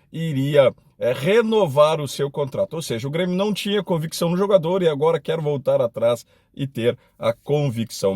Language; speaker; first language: Portuguese; native; Portuguese